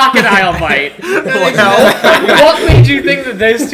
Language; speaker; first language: English; native; English